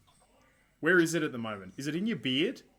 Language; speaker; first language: English; native; English